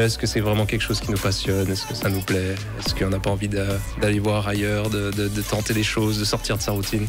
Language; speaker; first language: French; native; French